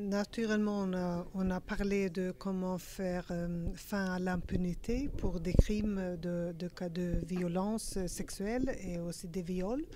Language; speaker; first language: French; non-native, learner; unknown